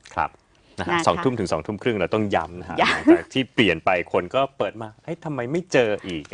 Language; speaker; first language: Thai; native; Thai